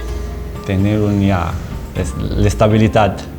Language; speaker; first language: Catalan; non-native, learner; Arabic